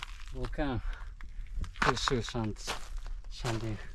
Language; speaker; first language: Chinese; non-native, learner; Japanese